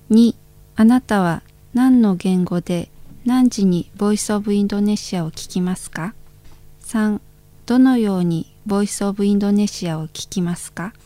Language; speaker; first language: Japanese; non-native, learner; Indonesian